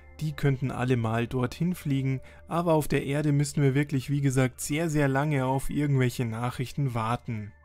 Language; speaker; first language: German; native; German